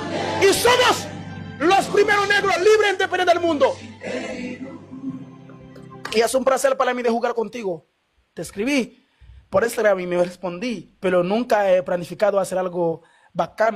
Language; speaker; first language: Spanish; non-native, fluent; Haitian Creole